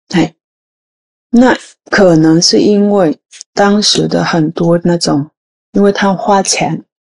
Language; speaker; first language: Chinese; non-native, fluent; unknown